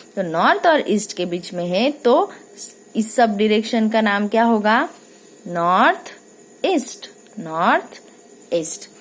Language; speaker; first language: Hindi; non-native, local second language; Marathi